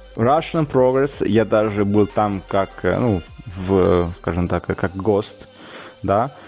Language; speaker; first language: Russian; non-native, fluent; Italian